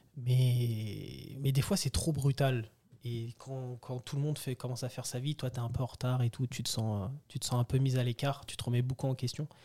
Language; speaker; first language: French; early bilingual, other home language; Portuguese